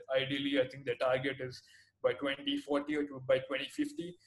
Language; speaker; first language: English; non-native, local second language; Telugu